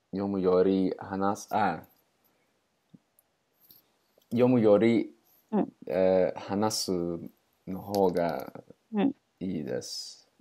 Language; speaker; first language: Japanese; non-native, learner; English